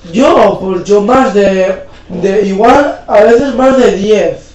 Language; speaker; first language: Spanish; native; Spanish